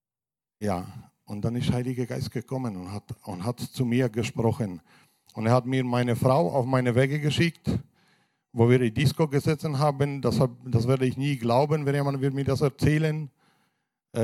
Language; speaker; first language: German; non-native, fluent; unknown